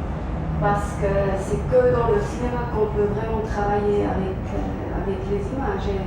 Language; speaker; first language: French; non-native, local second language; German